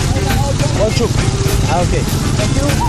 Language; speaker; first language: English; non-native, learner; French